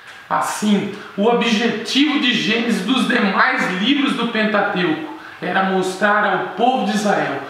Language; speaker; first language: Portuguese; native; Portuguese